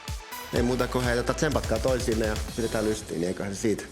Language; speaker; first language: Finnish; native; Finnish